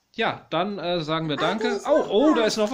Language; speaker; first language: German; native; German